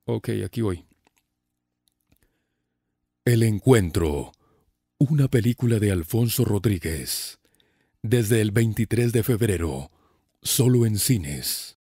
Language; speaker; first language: Spanish; native; Spanish